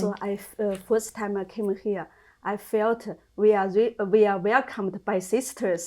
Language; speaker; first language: English; non-native, learner; Chinese